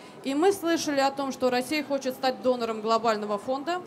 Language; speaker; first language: Russian; native; Russian